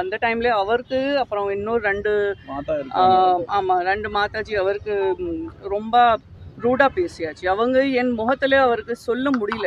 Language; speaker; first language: Tamil; non-native, fluent; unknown